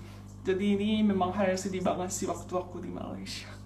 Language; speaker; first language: Indonesian; non-native, fluent; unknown